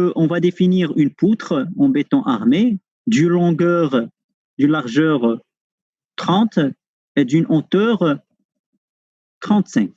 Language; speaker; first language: French; non-native, local second language; Arabic